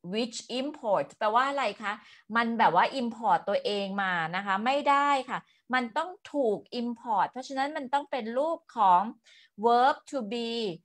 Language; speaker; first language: Thai; native; Thai